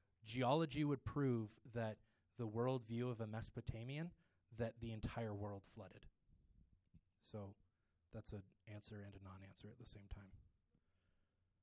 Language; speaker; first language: English; native; English